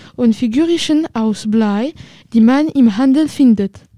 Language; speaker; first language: German; non-native, learner; French